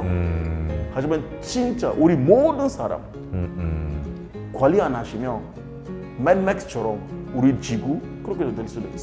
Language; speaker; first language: Korean; non-native, learner; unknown